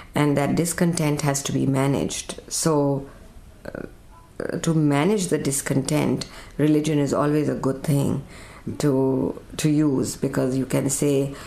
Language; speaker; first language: English; non-native, local second language; Urdu